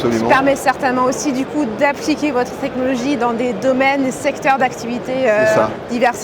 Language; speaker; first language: French; native; French